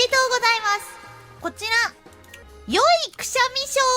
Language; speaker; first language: Japanese; native; Japanese